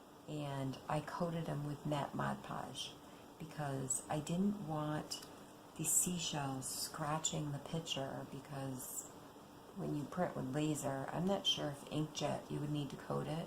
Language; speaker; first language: English; native; English